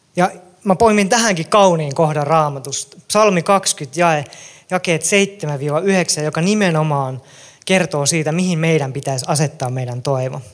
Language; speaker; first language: Finnish; native; Finnish